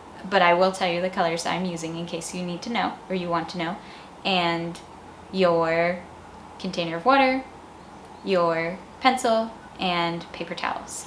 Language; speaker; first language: English; native; English